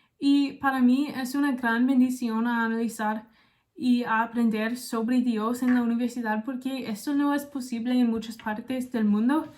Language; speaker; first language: Spanish; non-native, learner; English